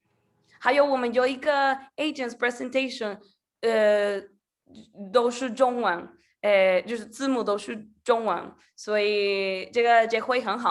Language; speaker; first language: Chinese; non-native, learner; Spanish